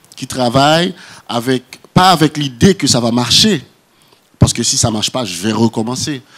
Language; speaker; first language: French; non-native, local second language; Haitian Creole